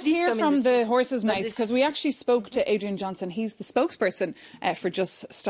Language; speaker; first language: English; native; English